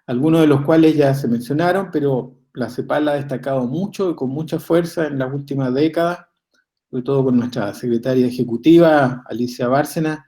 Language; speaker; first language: Spanish; native; Spanish